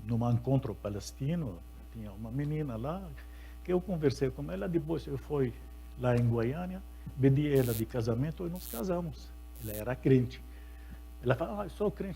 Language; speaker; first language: Portuguese; non-native, fluent; Arabic